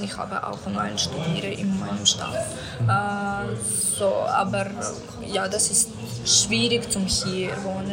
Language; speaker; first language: German; non-native, learner; Ukrainian